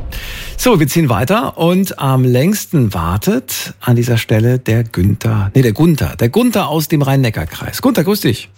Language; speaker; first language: German; native; German